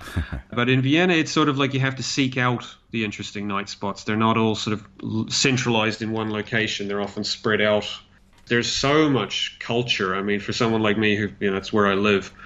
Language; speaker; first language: English; native; English